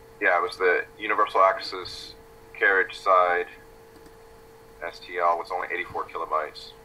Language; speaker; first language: English; native; English